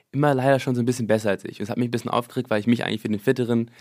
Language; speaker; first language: German; early bilingual, other home language; English